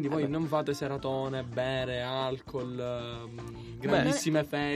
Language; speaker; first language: Italian; native; Italian